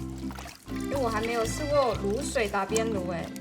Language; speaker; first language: Chinese; non-native, local second language; Cantonese